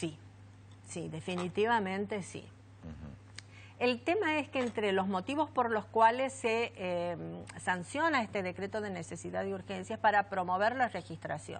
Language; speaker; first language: Spanish; native; Spanish